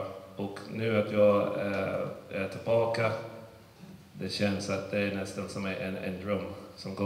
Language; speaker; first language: Swedish; early bilingual, other home language; English